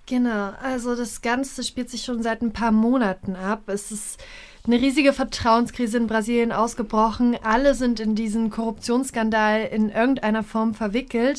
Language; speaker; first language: German; native; German